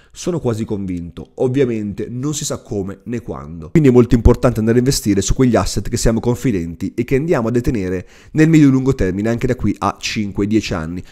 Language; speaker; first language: Italian; native; Italian